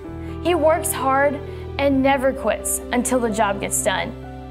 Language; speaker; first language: English; native; English